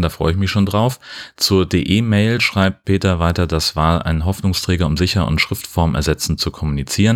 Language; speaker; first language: German; native; German